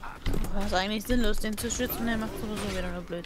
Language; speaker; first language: German; native; German